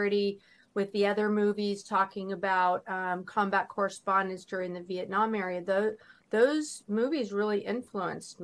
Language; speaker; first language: English; native; English